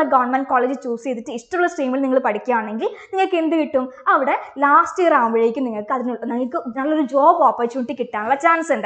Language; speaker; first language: Malayalam; native; Malayalam